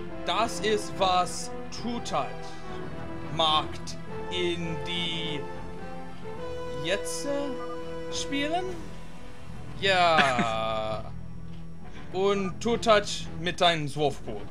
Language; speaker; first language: German; non-native, learner; English